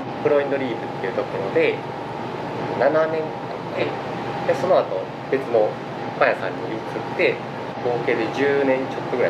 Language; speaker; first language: Japanese; native; Japanese